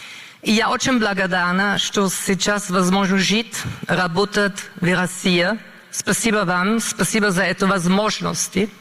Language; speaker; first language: Russian; non-native, learner; German